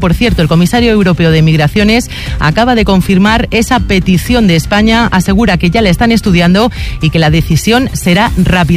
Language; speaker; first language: Spanish; native; Spanish